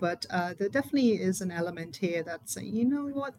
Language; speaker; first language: English; non-native, fluent; German